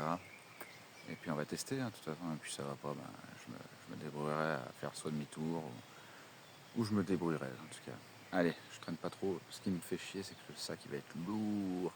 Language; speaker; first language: French; native; French